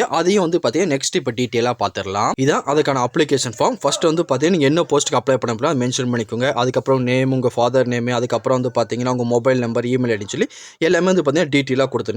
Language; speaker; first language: Tamil; native; Tamil